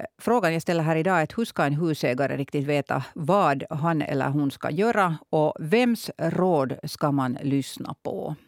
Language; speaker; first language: Swedish; native; Swedish